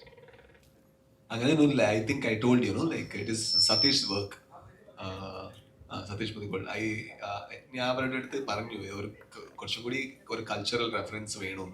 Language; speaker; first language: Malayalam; non-native, local second language; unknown